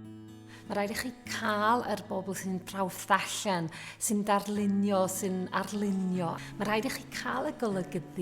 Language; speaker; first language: Welsh; non-native, fluent; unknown